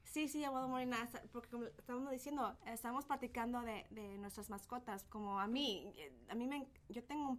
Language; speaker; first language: Spanish; early bilingual, heritage; Spanish